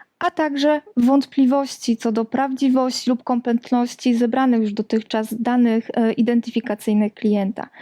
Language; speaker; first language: Polish; native; Polish